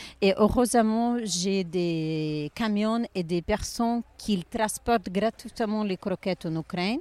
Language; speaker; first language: French; non-native, learner; Ukrainian